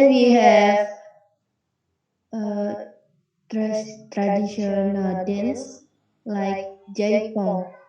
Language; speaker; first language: English; non-native, learner; Indonesian